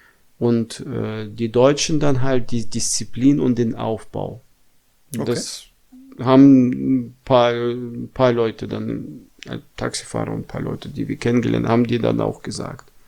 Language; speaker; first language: German; non-native, fluent; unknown